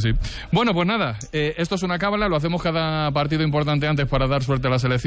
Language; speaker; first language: Spanish; native; Spanish